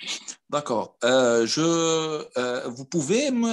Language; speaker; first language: French; non-native, fluent; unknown